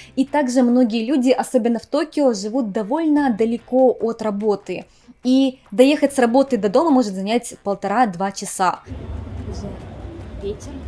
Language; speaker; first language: Russian; native; Russian